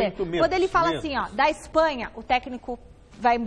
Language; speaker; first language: Portuguese; native; Portuguese